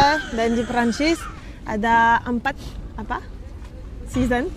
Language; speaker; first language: Indonesian; non-native, learner; Arabic